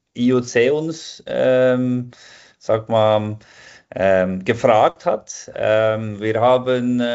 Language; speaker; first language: German; non-native, fluent; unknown